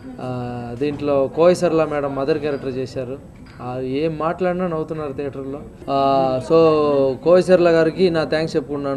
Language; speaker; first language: Telugu; non-native, fluent; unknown